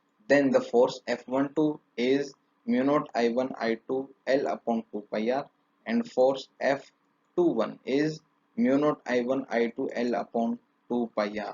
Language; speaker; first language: English; non-native, local second language; Hindi